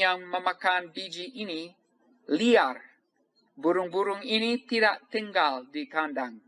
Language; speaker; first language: Indonesian; non-native, fluent; English